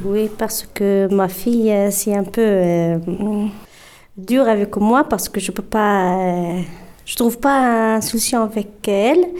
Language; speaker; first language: French; non-native, learner; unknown